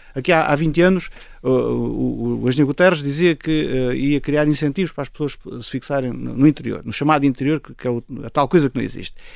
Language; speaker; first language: Portuguese; native; Portuguese